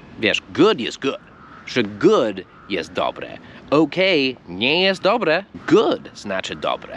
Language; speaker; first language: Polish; non-native, fluent; English